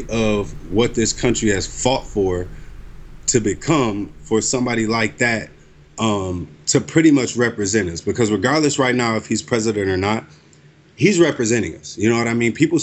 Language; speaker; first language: English; native; English